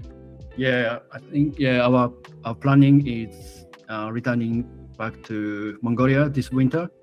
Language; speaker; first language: English; non-native, learner; Japanese